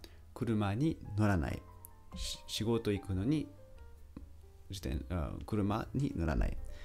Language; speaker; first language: Japanese; non-native, fluent; French